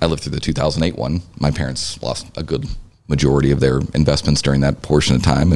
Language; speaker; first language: English; native; English